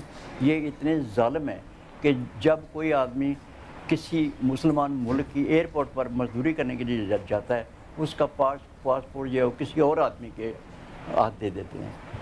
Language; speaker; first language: Hindi; non-native, local second language; Punjabi